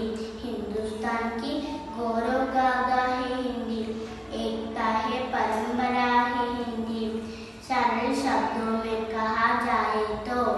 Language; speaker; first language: Hindi; non-native, local second language; Malayalam